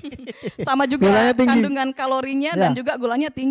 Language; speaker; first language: Indonesian; native; Indonesian